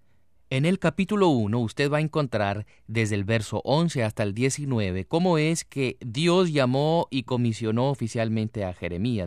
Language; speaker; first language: Spanish; native; Spanish